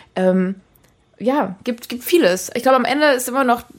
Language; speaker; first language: German; native; German